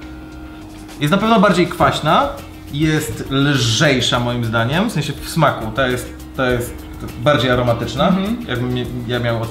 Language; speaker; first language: Polish; native; Polish